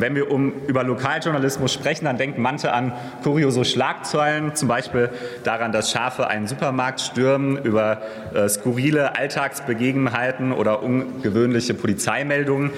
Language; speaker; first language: German; native; German